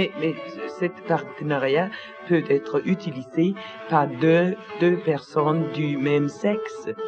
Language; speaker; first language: French; non-native, learner; Danish